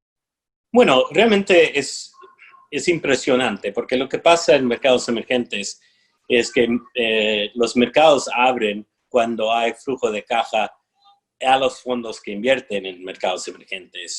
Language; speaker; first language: Spanish; non-native, fluent; English